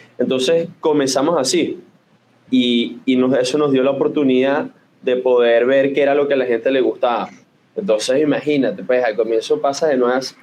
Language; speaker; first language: Spanish; native; Spanish